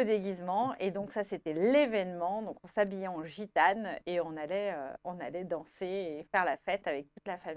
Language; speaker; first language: French; native; French